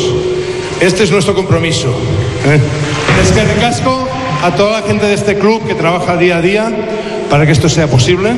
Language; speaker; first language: Spanish; non-native, local second language; Catalan